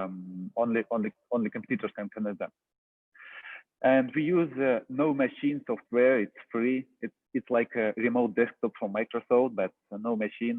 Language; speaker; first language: English; non-native, fluent; Russian